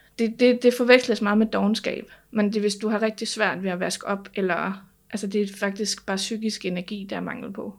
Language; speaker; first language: Danish; native; Danish